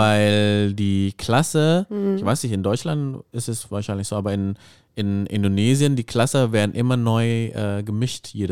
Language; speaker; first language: German; non-native, fluent; Indonesian